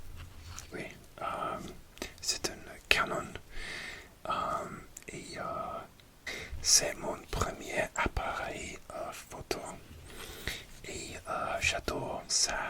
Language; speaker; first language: French; non-native, learner; English